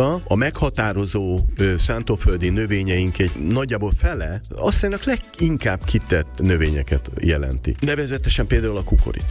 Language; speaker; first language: Hungarian; native; Hungarian